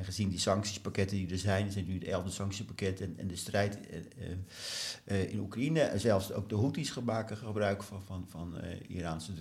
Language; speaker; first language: Dutch; native; Dutch